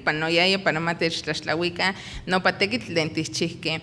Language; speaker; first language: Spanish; non-native, local second language; Nahuatl languages